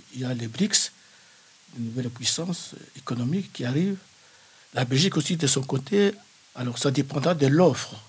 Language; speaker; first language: French; non-native, local second language; Kongo